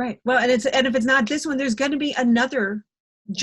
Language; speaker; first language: English; native; English